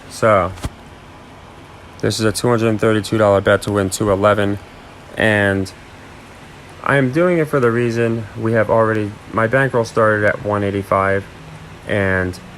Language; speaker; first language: English; native; English